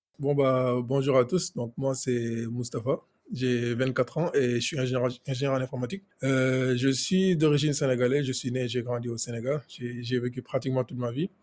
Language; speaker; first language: French; non-native, local second language; Wolof